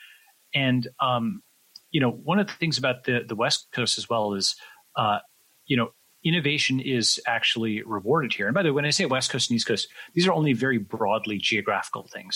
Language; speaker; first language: English; native; English